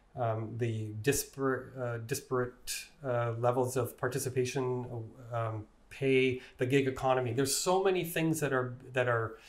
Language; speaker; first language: English; native; English